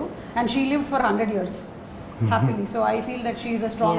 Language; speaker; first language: Telugu; native; Telugu